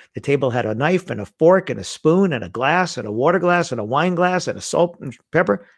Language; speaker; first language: English; native; English